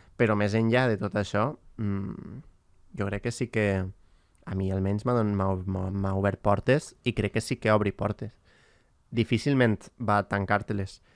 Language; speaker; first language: Catalan; native; Catalan